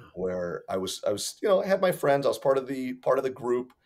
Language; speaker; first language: English; native; English